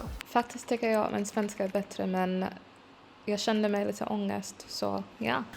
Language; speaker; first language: Swedish; non-native, learner; English